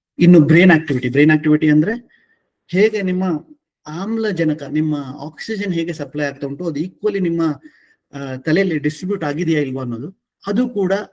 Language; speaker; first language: Kannada; non-native, local second language; Marathi